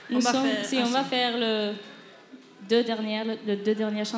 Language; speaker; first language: French; non-native, learner; Catalan